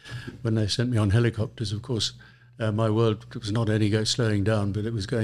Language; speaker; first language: English; native; English